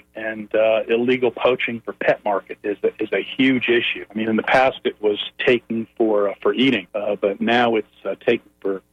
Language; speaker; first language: English; native; English